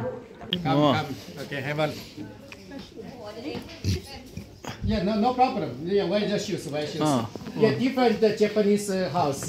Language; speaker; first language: English; non-native, learner; Chinese